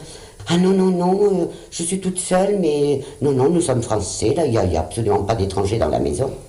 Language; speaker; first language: French; early bilingual, other home language; Spanish